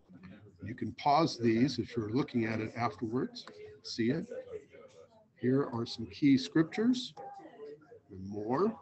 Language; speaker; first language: English; native; English